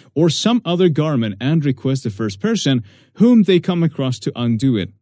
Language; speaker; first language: English; non-native, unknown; Persian